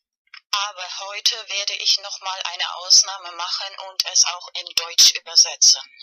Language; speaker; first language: German; non-native, fluent; Spanish